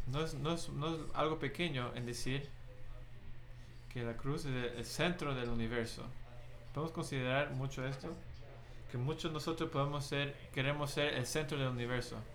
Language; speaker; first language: Spanish; non-native, fluent; English